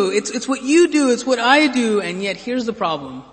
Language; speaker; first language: English; native; English